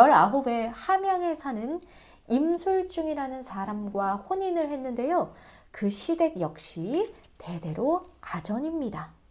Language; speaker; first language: Korean; native; Korean